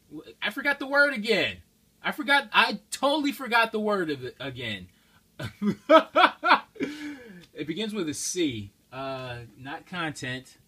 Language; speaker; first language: English; native; English